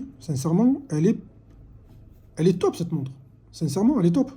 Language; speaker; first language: French; native; French